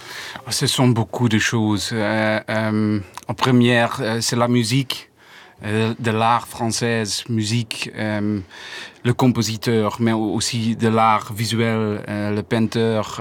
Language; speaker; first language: French; non-native, learner; Dutch